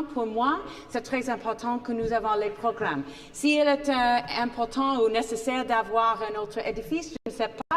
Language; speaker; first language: French; non-native, learner; English